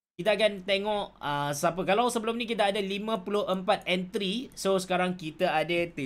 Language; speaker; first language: Malay; native; Malay